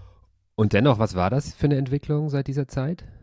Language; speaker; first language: German; native; German